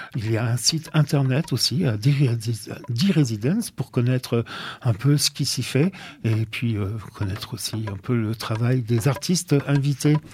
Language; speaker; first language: French; native; French